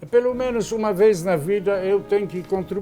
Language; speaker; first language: Portuguese; non-native, fluent; Arabic